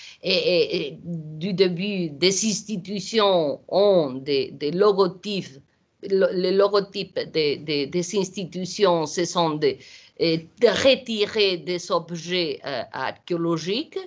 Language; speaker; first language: French; non-native, learner; Portuguese